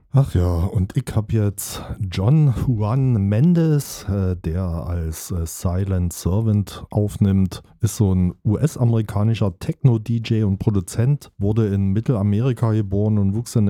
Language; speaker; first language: German; native; German